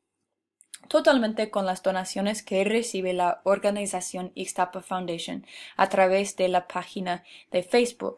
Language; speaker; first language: Spanish; non-native, fluent; English